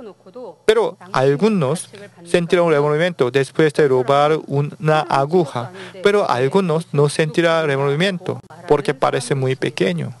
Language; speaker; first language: Spanish; non-native, learner; Korean